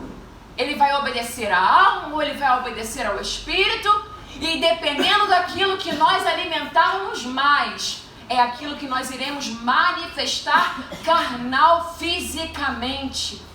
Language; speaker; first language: Portuguese; native; Portuguese